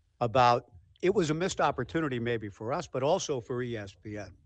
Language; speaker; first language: English; native; English